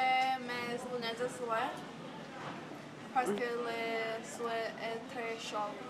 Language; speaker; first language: French; non-native, learner; English